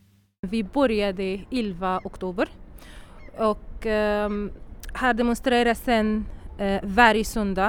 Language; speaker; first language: Swedish; non-native, fluent; Arabic